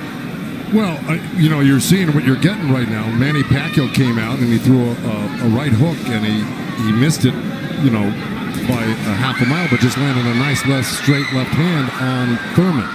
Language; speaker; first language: English; native; English